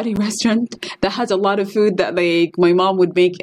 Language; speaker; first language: English; non-native, fluent; Arabic